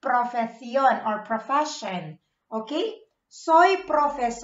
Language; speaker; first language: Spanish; non-native, fluent; Filipino